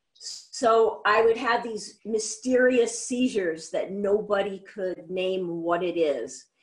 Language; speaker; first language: English; native; English